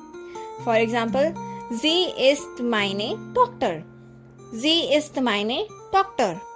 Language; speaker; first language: German; non-native, learner; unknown